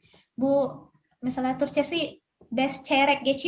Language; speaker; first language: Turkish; non-native, learner; Indonesian